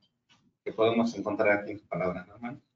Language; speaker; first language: Spanish; native; Spanish